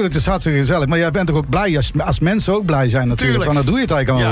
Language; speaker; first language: Dutch; native; Dutch